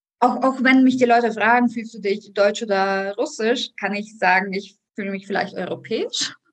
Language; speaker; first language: German; early bilingual, other home language; Russian